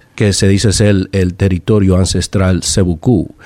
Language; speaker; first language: Spanish; early bilingual, heritage; Spanish